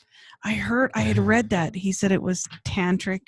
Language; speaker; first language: English; native; English